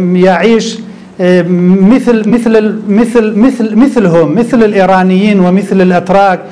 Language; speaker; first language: Arabic; non-native, local second language; Kurdish